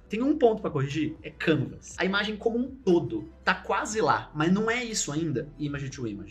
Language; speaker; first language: Portuguese; native; Portuguese